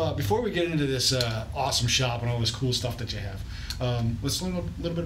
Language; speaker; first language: English; native; English